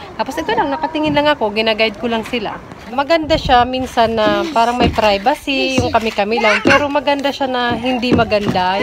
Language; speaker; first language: Filipino; native; Filipino